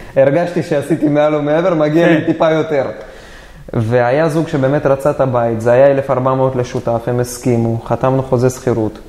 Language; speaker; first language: Hebrew; native; Hebrew